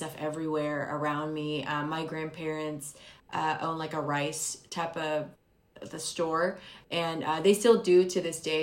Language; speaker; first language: English; early bilingual, other home language; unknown